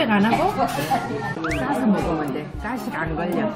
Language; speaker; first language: Korean; native; Korean